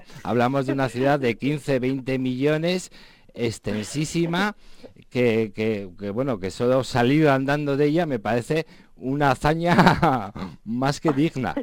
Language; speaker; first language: Spanish; native; Spanish